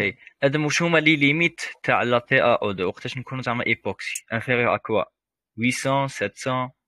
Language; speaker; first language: French; non-native, local second language; Arabic